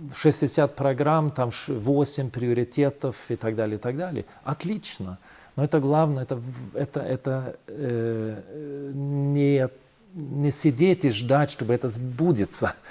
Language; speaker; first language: Russian; non-native, fluent; Swedish